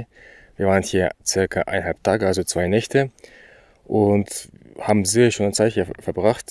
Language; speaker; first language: German; non-native, fluent; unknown